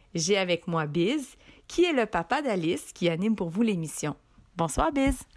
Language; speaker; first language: French; native; French